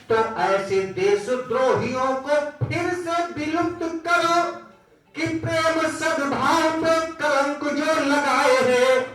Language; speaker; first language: Hindi; native; Hindi